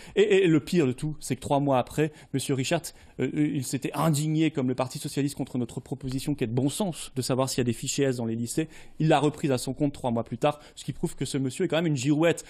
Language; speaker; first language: French; native; French